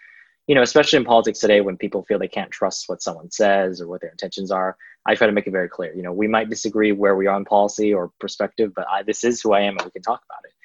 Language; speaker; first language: English; native; English